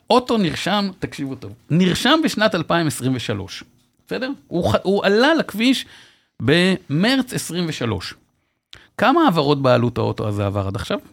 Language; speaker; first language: Hebrew; native; Hebrew